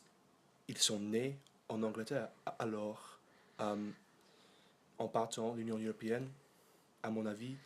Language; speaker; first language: French; non-native, learner; English